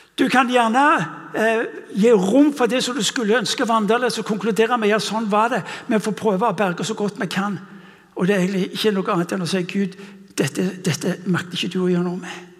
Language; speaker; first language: Norwegian; non-native, fluent; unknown